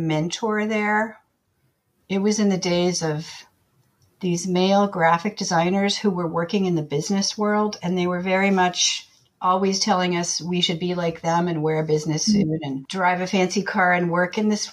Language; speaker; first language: English; native; English